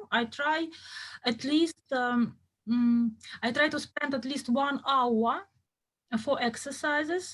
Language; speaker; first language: English; non-native, fluent; Russian